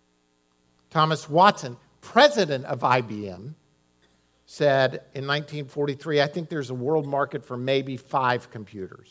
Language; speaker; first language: English; native; English